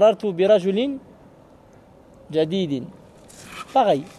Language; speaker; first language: Arabic; non-native, fluent; French